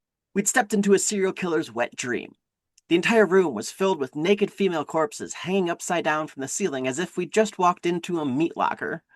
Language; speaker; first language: English; native; English